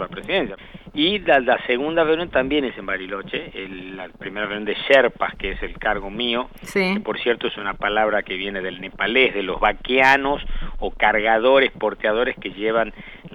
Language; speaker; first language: Spanish; native; Spanish